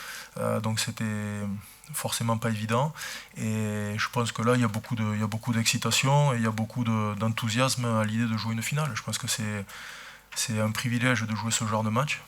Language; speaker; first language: French; native; French